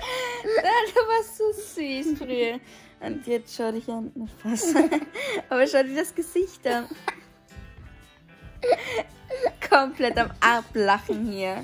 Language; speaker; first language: German; native; German